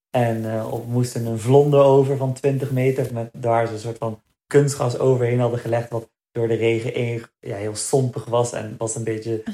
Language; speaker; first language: Dutch; early bilingual, other home language; Berber languages